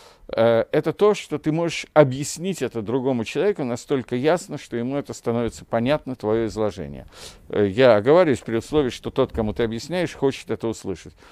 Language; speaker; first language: Russian; native; Russian